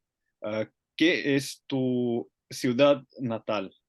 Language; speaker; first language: Spanish; non-native, learner; Finnish